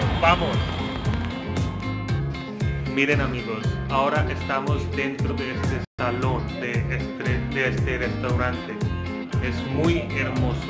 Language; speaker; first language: Spanish; non-native, fluent; Hindi